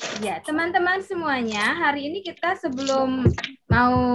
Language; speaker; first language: Indonesian; native; Indonesian